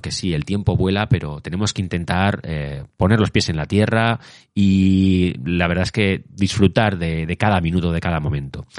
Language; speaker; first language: Spanish; native; Spanish